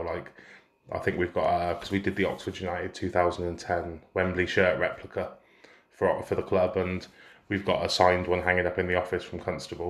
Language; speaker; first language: English; native; English